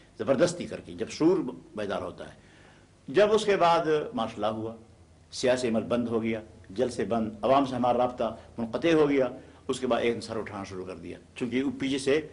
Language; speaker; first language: Urdu; non-native, local second language; Pashto